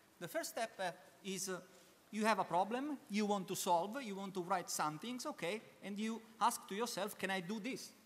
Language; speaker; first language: English; non-native, learner; Italian